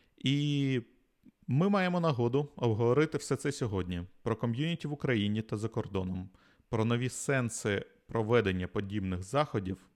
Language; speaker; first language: Ukrainian; non-native, local second language; Russian